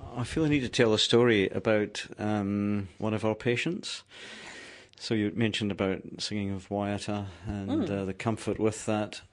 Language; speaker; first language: English; native; English